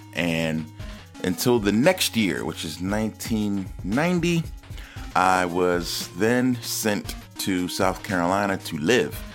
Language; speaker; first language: English; native; English